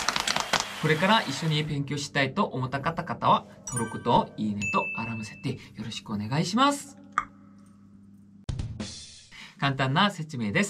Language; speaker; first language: Japanese; non-native, learner; Korean